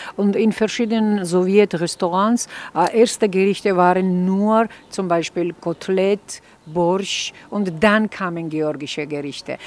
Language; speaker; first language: German; non-native, fluent; Georgian